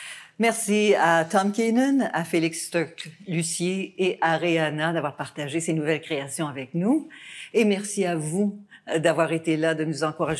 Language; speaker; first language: French; native; French